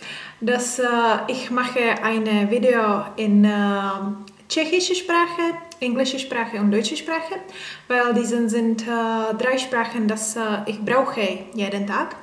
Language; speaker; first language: German; non-native, learner; Czech